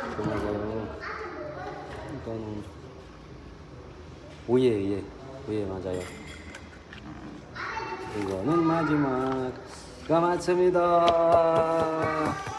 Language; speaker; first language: Korean; non-native, learner; Nepali